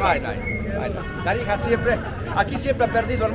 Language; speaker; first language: Spanish; native; Spanish